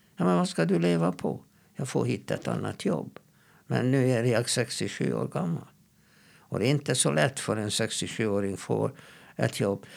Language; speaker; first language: Swedish; non-native, fluent; Hungarian